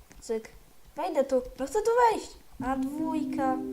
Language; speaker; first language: Polish; native; Polish